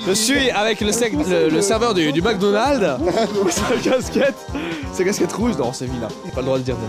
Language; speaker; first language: French; native; French